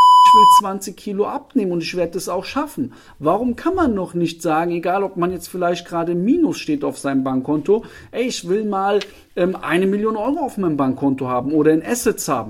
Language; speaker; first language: German; native; German